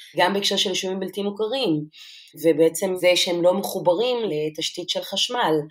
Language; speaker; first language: Hebrew; non-native, local second language; Arabic